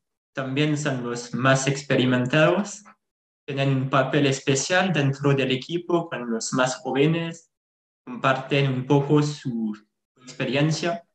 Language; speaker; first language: Spanish; non-native, fluent; French